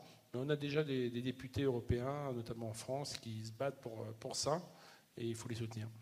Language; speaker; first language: French; native; French